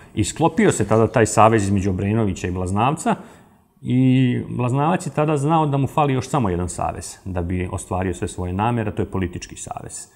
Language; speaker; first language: Serbian; native; Serbian